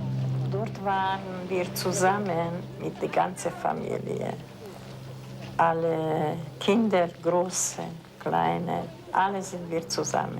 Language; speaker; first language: German; non-native, fluent; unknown